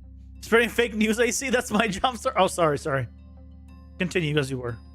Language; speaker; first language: English; native; English